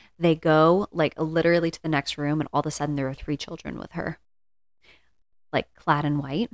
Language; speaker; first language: English; native; English